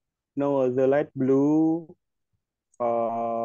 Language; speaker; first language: English; non-native, learner; Indonesian